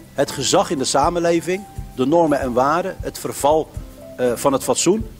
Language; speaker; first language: Dutch; early bilingual, other home language; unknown